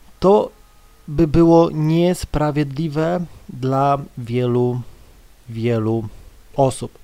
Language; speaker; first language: Polish; native; Polish